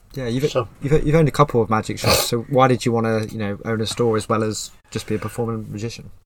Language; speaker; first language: English; native; English